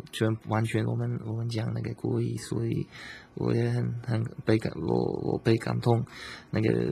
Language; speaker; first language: Chinese; non-native, learner; Slovak